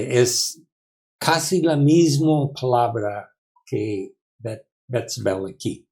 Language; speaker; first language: Spanish; non-native, learner; English